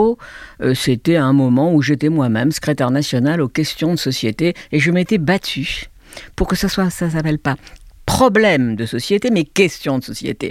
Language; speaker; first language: French; native; French